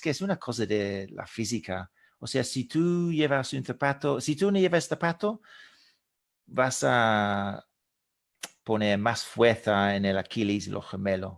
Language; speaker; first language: Spanish; non-native, fluent; English